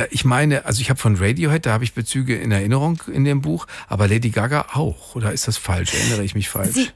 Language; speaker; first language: German; native; German